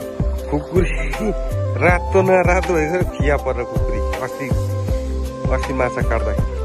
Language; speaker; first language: Nepali; native; Nepali